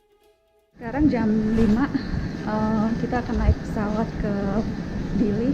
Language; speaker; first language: Indonesian; native; Indonesian